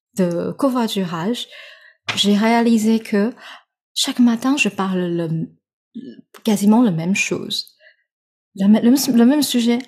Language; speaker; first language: French; non-native, fluent; Chinese